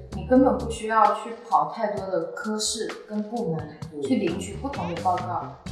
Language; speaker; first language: Chinese; non-native, local second language; Min Nan Chinese